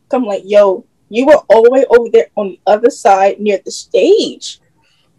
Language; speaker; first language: English; native; English